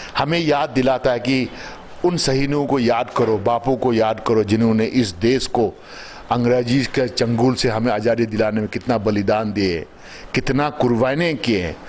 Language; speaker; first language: Hindi; non-native, local second language; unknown